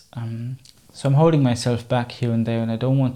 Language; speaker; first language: English; non-native, fluent; German